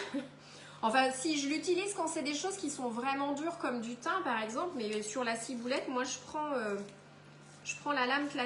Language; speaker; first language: French; native; French